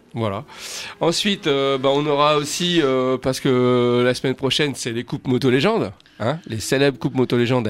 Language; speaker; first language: French; native; French